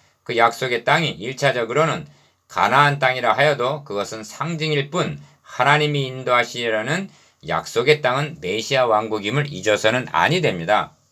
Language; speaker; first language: Korean; native; Korean